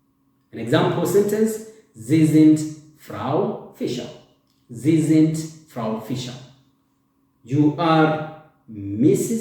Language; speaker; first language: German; non-native, fluent; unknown